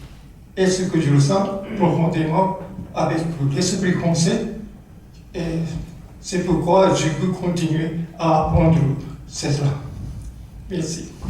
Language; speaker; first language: French; non-native, learner; Japanese